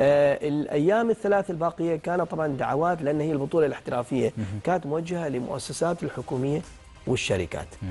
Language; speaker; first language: Arabic; native; Arabic